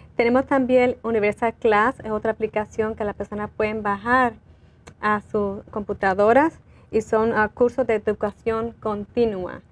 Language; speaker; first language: Spanish; native; Spanish